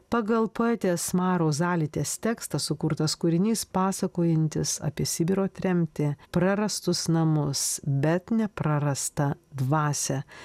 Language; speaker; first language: Lithuanian; native; Lithuanian